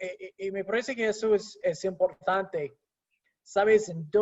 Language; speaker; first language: Spanish; non-native, fluent; English